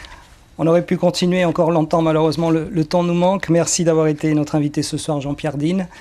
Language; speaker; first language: French; native; French